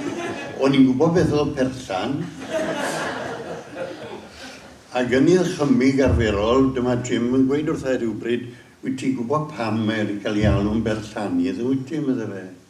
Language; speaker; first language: Welsh; native; Welsh